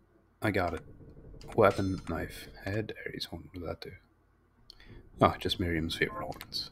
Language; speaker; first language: English; native; English